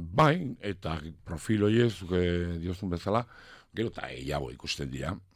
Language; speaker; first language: Basque; non-native, local second language; French